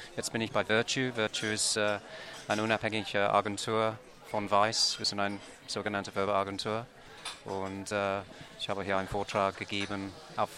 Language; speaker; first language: German; non-native, fluent; English